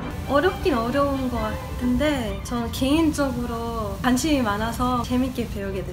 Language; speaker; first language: Korean; non-native, fluent; Hebrew